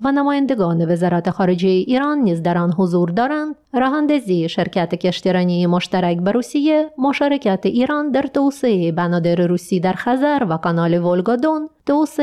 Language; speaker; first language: Persian; native; Persian